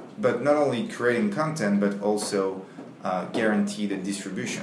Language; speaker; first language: English; non-native, fluent; French